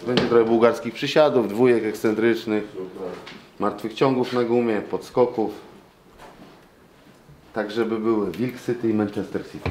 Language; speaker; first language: Polish; native; Polish